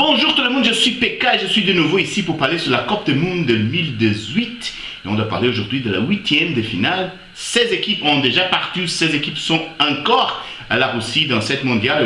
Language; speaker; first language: French; non-native, fluent; Portuguese